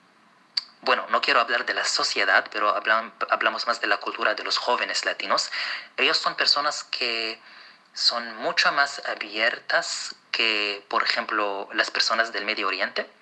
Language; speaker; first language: Spanish; non-native, fluent; Arabic